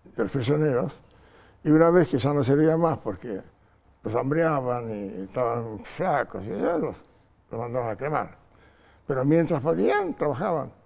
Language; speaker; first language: Spanish; non-native, fluent; Polish